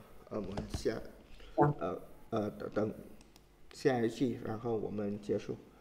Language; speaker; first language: Chinese; non-native, fluent; Vietnamese